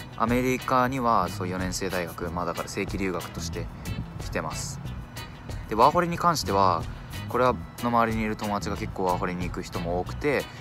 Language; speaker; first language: Japanese; native; Japanese